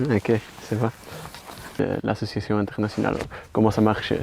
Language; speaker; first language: French; non-native, learner; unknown